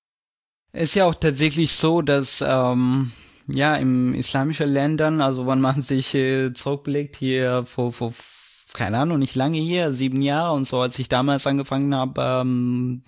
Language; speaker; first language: German; non-native, fluent; Arabic